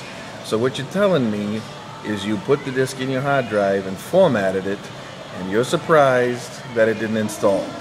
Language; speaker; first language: English; native; English